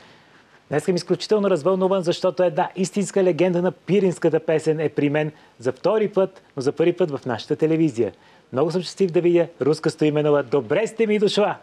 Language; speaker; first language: Bulgarian; native; Bulgarian